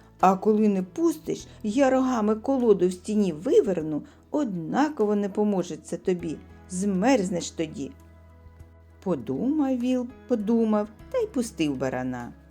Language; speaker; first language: Ukrainian; native; Ukrainian